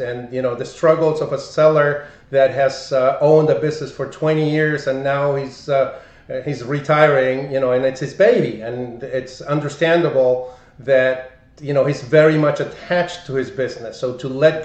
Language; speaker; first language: English; non-native, fluent; Spanish